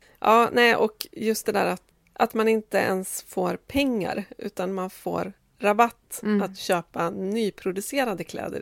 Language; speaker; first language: Swedish; native; Swedish